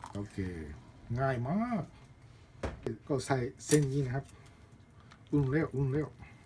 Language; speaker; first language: Thai; non-native, learner; Japanese